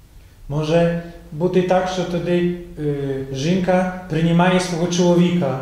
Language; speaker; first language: Ukrainian; non-native, fluent; Polish